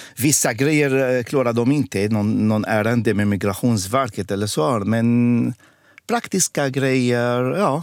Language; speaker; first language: Swedish; non-native, fluent; Arabic